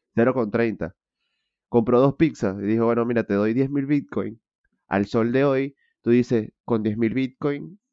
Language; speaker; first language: Spanish; native; Spanish